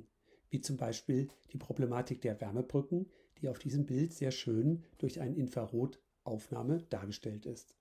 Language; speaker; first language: German; native; German